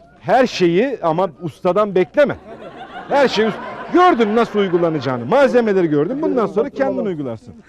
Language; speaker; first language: Turkish; native; Turkish